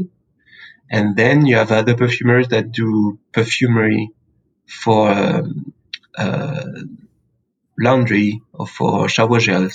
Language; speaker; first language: English; non-native, fluent; French